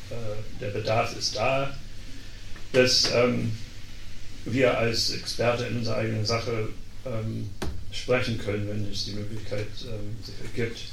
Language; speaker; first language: German; non-native, fluent; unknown